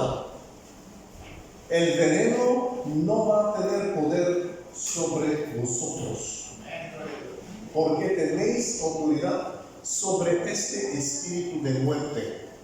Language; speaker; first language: Spanish; non-native, fluent; Bulgarian